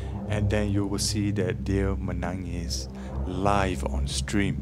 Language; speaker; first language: English; non-native, local second language; Malay